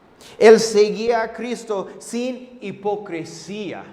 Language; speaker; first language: Spanish; non-native, fluent; English